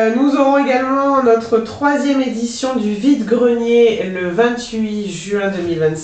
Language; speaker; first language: French; native; French